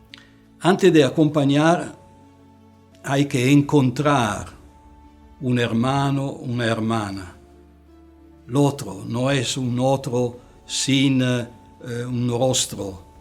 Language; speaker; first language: Spanish; non-native, fluent; Italian